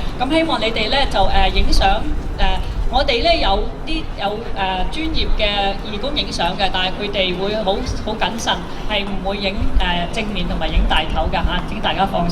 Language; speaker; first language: Cantonese; native; Cantonese